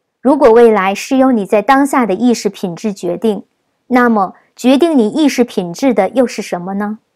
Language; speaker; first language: Chinese; native; Chinese